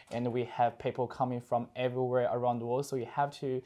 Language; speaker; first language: English; non-native, fluent; Chinese